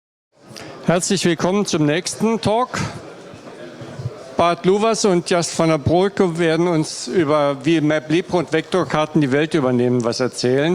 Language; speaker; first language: German; native; German